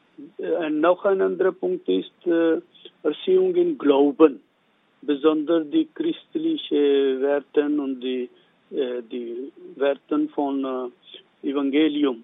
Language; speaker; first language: German; non-native, learner; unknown